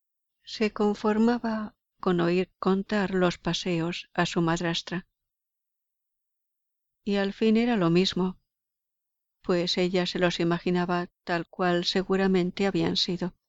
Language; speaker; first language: Spanish; native; Spanish